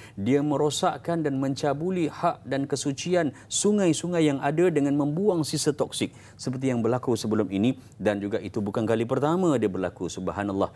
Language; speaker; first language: Malay; native; Malay